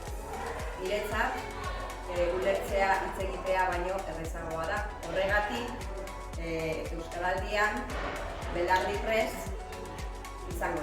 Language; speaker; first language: Basque; non-native, learner; Spanish